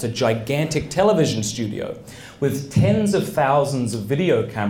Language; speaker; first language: English; native; English